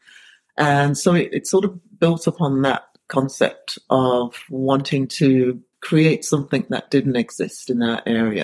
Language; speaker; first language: English; native; English